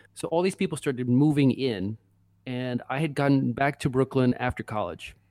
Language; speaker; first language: English; native; English